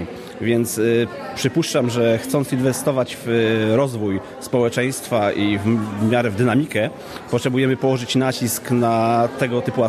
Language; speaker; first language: Polish; native; Polish